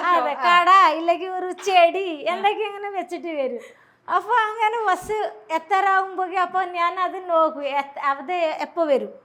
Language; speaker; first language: Malayalam; non-native, local second language; Odia